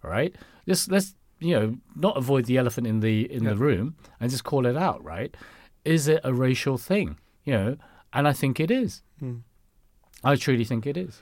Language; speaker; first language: English; non-native, local second language; Cantonese